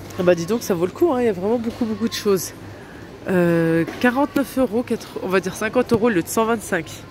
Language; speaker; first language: French; early bilingual, other home language; Arabic